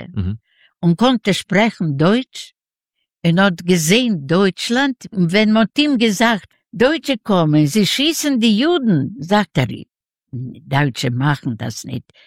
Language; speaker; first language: German; non-native, learner; Yiddish